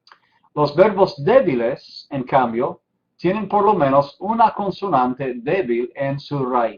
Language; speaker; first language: Spanish; non-native, fluent; English